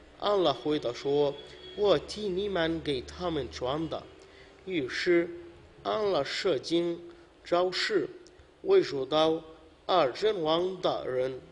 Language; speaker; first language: Chinese; non-native, learner; Arabic